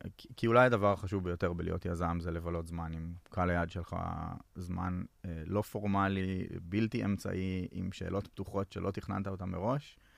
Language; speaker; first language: Hebrew; native; Hebrew